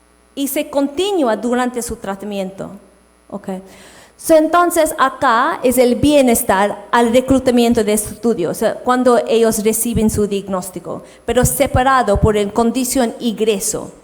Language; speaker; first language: Spanish; non-native, fluent; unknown